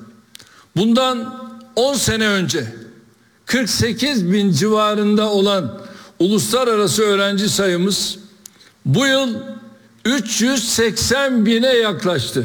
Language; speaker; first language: Turkish; native; Turkish